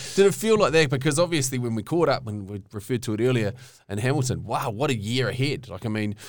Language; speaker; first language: English; native; English